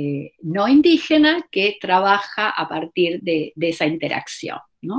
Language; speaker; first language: Spanish; native; Spanish